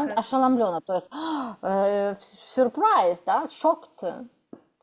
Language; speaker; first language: Russian; native; Russian